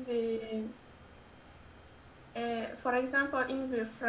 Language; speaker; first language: English; non-native, learner; French